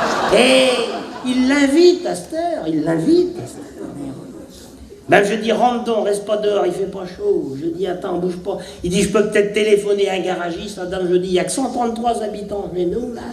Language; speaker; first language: French; native; French